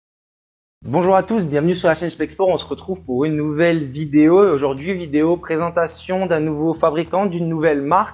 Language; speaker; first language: French; native; French